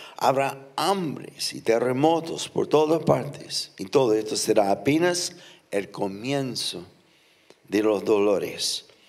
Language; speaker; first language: Spanish; non-native, fluent; English